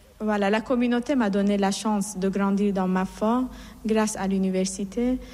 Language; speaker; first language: French; non-native, fluent; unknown